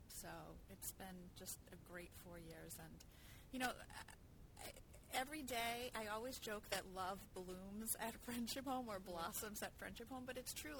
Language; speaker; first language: English; native; English